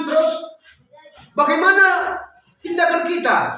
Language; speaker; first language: Indonesian; native; Indonesian